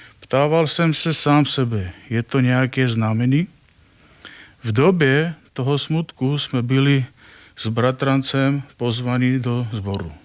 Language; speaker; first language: Czech; non-native, fluent; Armenian